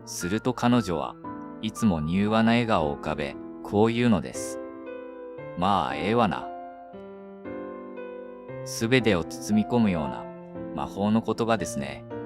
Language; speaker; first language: Japanese; native; Japanese